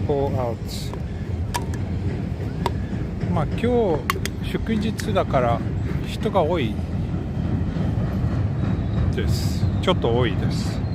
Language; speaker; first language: Japanese; non-native, fluent; Swedish